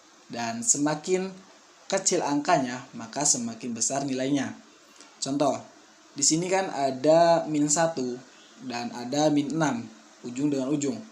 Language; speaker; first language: Indonesian; native; Indonesian